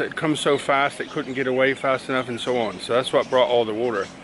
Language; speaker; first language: English; native; English